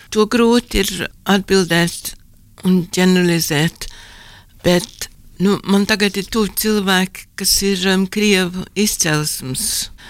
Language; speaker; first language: Latvian; native; Latvian